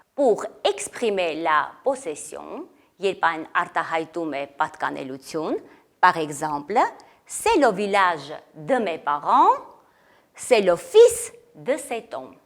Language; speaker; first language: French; non-native, fluent; Armenian